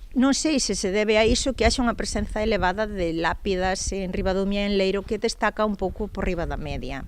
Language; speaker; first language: Galician; native; Galician